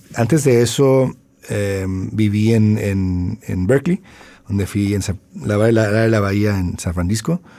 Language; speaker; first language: Spanish; native; Spanish